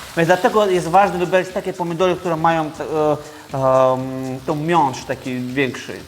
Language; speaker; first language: Polish; non-native, fluent; Georgian